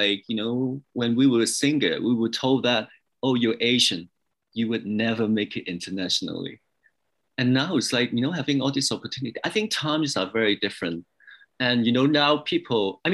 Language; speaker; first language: English; non-native, local second language; Cantonese